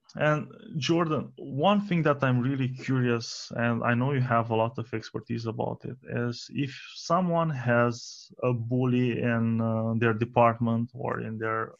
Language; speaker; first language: English; non-native, fluent; Romanian